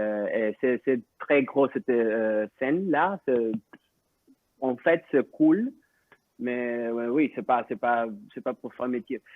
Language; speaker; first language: French; non-native, local second language; Spanish